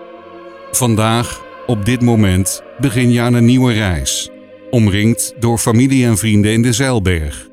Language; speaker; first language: Dutch; native; Dutch